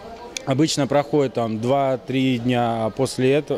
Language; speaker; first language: Russian; native; Russian